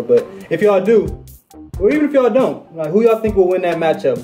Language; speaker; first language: English; native; English